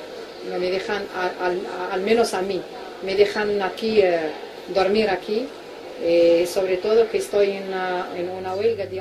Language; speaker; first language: Spanish; non-native, local second language; Arabic